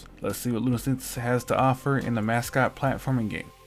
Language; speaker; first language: English; native; English